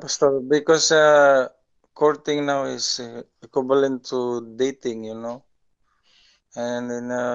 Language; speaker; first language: English; non-native, local second language; Filipino